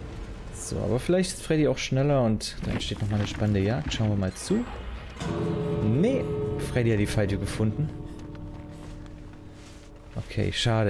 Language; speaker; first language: German; native; German